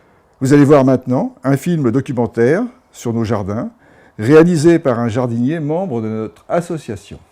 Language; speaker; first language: French; native; French